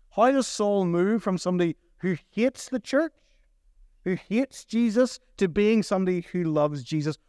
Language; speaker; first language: English; native; English